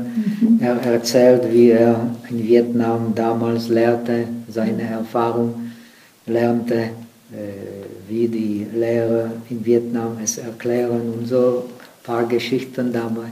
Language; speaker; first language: German; non-native, fluent; Czech